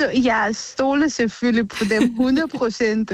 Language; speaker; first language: Danish; non-native, fluent; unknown